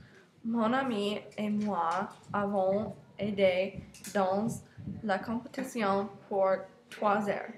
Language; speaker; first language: French; non-native, learner; English